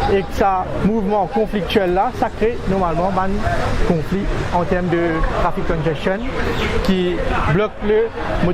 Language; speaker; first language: French; non-native, local second language; Morisyen